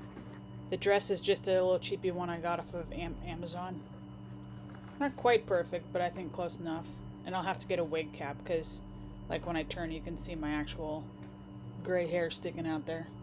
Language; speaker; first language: English; native; English